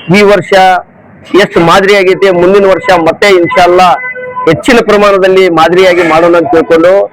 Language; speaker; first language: Kannada; non-native, local second language; Urdu